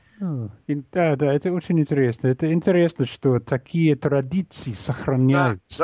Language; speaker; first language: Russian; non-native, learner; English